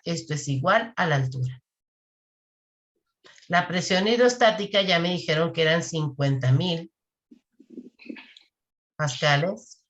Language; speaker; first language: Spanish; native; Spanish